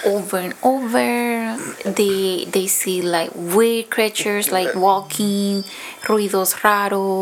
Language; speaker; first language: English; non-native, fluent; Spanish